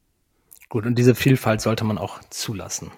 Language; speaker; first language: German; native; German